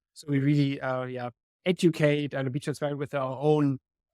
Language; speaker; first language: English; non-native, fluent; German